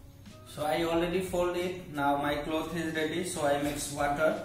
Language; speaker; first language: English; non-native, learner; Hindi